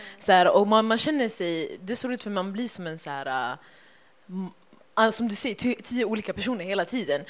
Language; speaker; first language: Swedish; native; Swedish